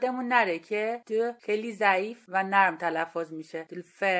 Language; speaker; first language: Persian; native; Persian